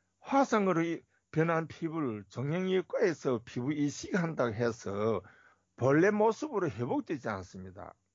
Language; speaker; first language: Korean; native; Korean